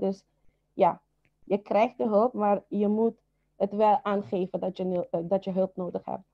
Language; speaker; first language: Dutch; non-native, local second language; Papiamento